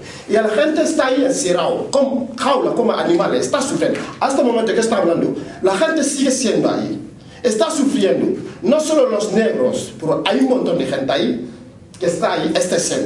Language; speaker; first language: Spanish; non-native, local second language; French